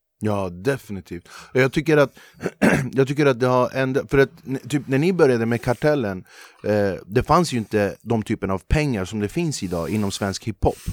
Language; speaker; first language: Swedish; early bilingual, other home language; Kurdish